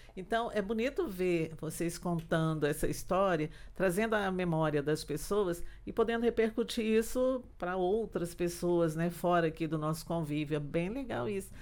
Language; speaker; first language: Portuguese; native; Portuguese